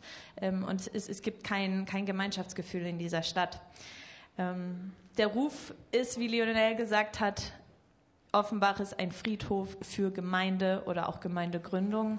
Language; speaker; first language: German; native; German